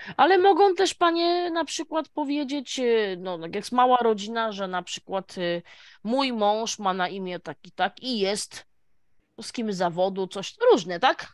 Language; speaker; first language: Polish; native; Polish